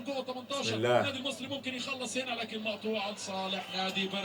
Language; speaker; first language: Arabic; native; Arabic